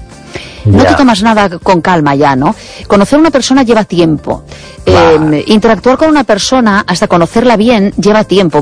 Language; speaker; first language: Spanish; native; Spanish